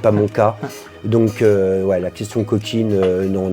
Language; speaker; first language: French; native; French